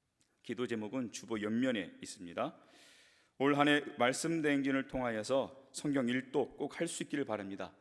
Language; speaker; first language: Korean; native; Korean